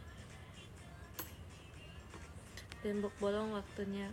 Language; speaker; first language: Indonesian; native; Indonesian